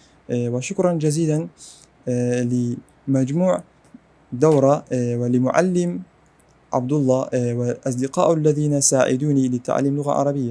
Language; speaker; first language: Arabic; non-native, learner; Central Kurdish